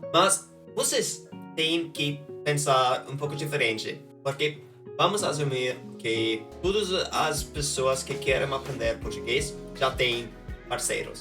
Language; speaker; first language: Portuguese; non-native, fluent; Norwegian